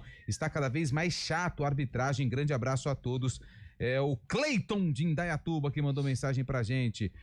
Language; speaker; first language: Portuguese; native; Portuguese